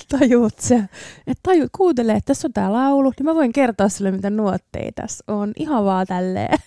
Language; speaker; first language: Finnish; early bilingual, other home language; English